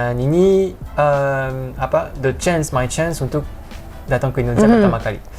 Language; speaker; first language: Indonesian; non-native, fluent; French